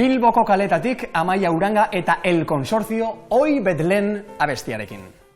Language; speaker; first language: Basque; native; Basque